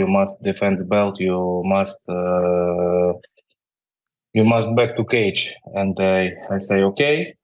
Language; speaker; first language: English; non-native, learner; Ukrainian